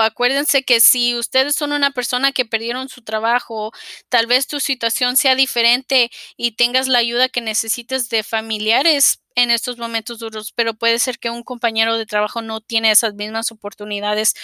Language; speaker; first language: Spanish; early bilingual, heritage; Spanish